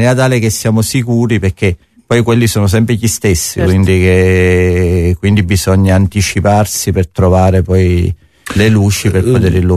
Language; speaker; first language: Italian; native; Italian